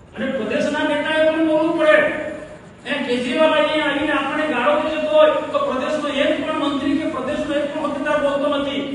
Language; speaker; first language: Gujarati; non-native, local second language; Vasavi